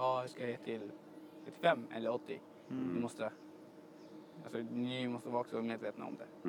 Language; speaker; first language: Swedish; non-native, fluent; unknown